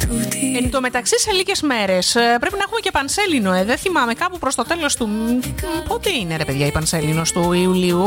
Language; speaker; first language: Greek; native; Greek